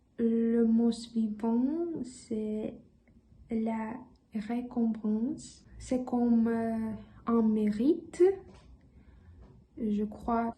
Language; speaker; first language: French; non-native, learner; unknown